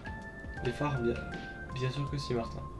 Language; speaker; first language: French; native; French